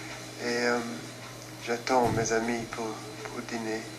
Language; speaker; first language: French; non-native, fluent; English